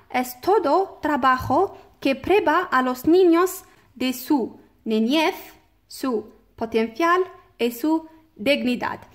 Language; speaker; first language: Spanish; non-native, fluent; Arabic